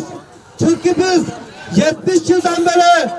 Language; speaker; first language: Turkish; non-native, fluent; Uyghur